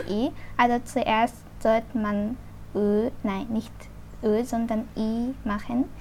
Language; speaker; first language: German; non-native, fluent; Japanese